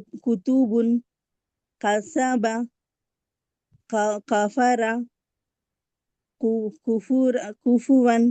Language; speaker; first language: Arabic; non-native, learner; Telugu